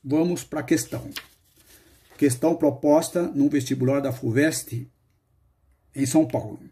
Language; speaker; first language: Portuguese; native; Portuguese